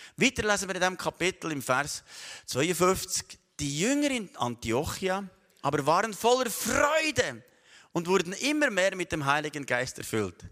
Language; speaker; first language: German; native; German